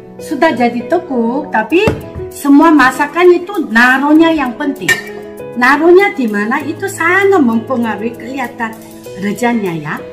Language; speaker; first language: Indonesian; non-native, fluent; Korean